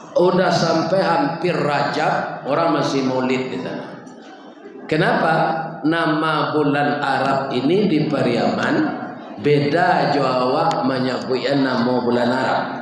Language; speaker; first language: Malay; non-native, local second language; Minangkabau